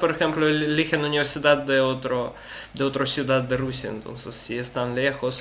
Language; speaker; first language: Spanish; non-native, learner; Russian